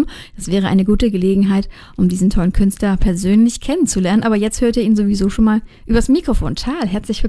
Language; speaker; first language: German; native; German